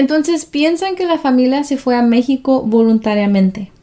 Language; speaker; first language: Spanish; early bilingual, heritage; Spanish